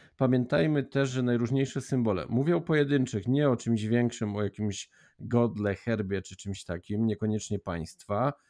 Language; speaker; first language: Polish; native; Polish